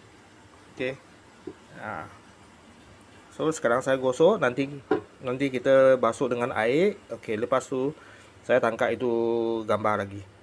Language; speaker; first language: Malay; non-native, local second language; Chinese